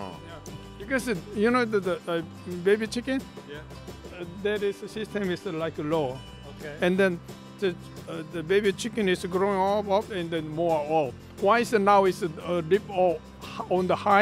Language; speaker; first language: English; non-native, learner; Korean